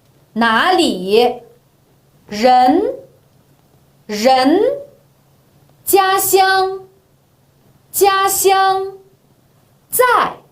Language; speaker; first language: Chinese; non-native, local second language; Uyghur